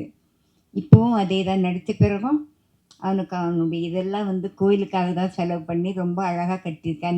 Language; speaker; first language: Tamil; native; Tamil